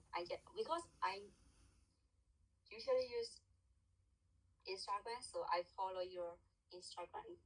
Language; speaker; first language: English; non-native, learner; Burmese